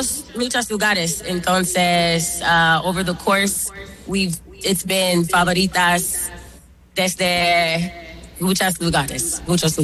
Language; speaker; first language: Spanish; non-native, learner; English